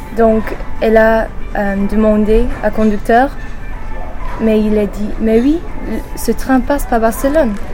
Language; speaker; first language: French; non-native, learner; English